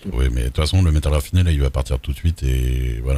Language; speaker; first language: French; native; French